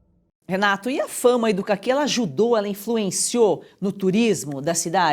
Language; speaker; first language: Portuguese; native; Portuguese